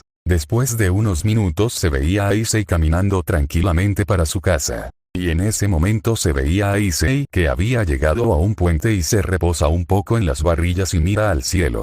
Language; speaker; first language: Spanish; native; Spanish